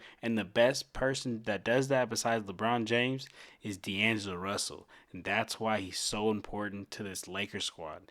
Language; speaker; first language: English; native; English